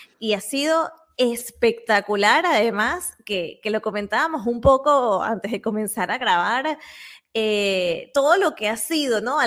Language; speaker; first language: Spanish; native; Spanish